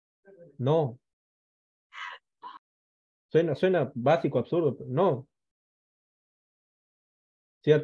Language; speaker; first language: Spanish; native; Spanish